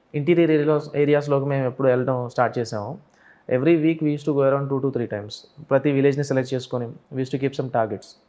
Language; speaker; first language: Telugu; native; Telugu